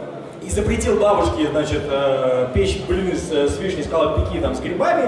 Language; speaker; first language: Russian; native; Russian